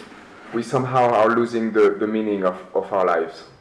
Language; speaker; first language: English; non-native, fluent; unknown